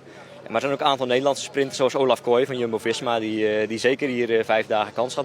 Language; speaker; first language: Dutch; native; Dutch